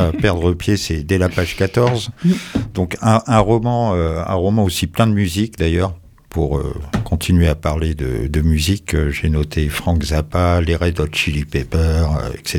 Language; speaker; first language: French; native; French